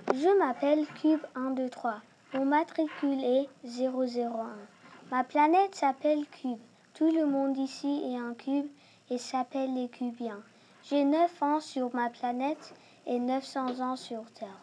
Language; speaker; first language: French; early bilingual, other home language; Turkish